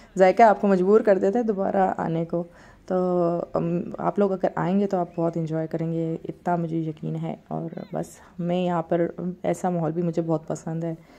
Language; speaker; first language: Urdu; native; Urdu